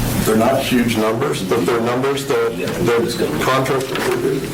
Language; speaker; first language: English; native; English